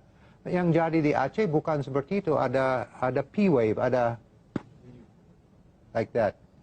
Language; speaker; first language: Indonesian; non-native, fluent; English